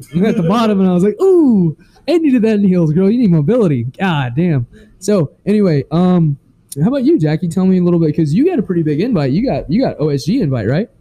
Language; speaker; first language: English; native; English